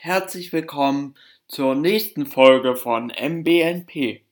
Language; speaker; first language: German; native; German